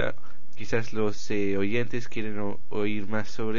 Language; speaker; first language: Spanish; non-native, fluent; English